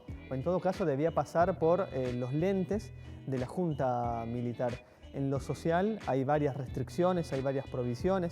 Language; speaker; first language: Spanish; native; Spanish